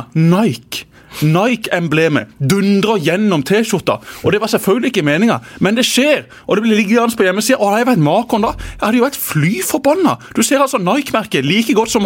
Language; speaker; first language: Norwegian; native; Norwegian